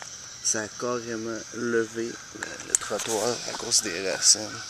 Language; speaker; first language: French; native; French